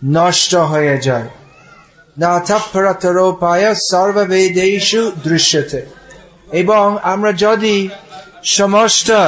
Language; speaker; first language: Bangla; non-native, fluent; English